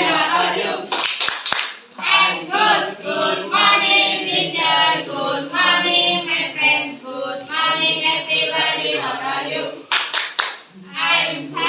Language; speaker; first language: English; non-native, learner; Indonesian